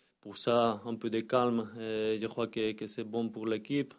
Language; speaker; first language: French; non-native, learner; Spanish